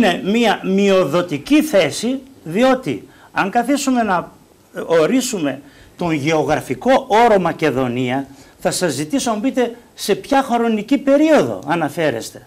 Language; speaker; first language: Greek; native; Greek